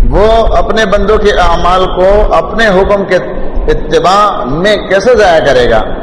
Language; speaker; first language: Urdu; non-native, local second language; Pashto